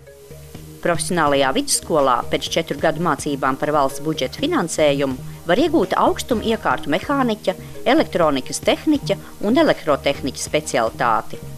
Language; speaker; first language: Latvian; native; Latvian